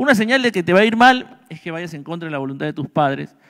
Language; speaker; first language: Spanish; native; Spanish